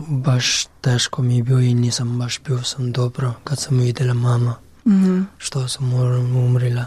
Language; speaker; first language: Serbian; non-native, learner; Pashto